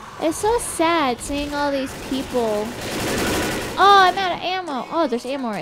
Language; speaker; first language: English; native; English